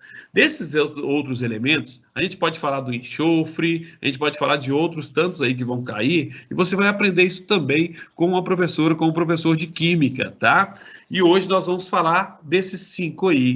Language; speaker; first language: Portuguese; native; Portuguese